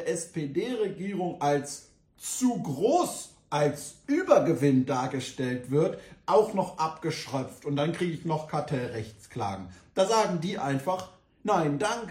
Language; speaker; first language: German; native; German